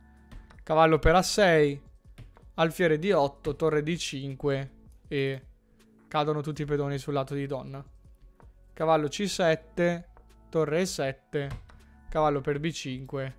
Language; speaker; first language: Italian; native; Italian